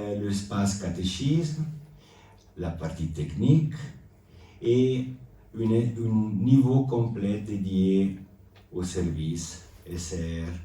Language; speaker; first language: French; non-native, local second language; Italian